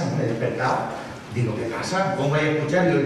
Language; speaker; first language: Spanish; native; Spanish